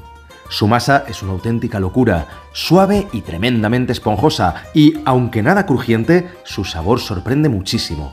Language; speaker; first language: Spanish; native; Spanish